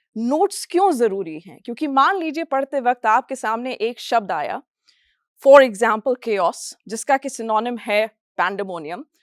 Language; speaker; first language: Hindi; non-native, fluent; English